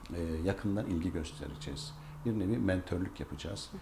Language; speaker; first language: Turkish; native; Turkish